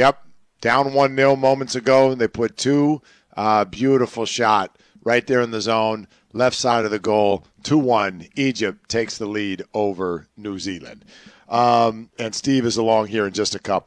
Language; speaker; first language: English; native; English